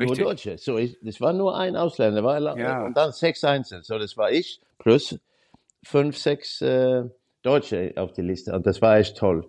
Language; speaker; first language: German; non-native, learner; Swedish